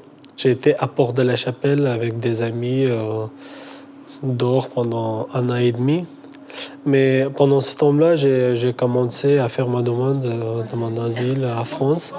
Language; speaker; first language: French; non-native, fluent; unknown